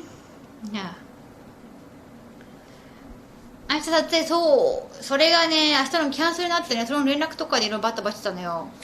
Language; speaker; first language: Japanese; native; Japanese